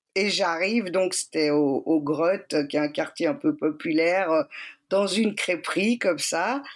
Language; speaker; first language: French; native; French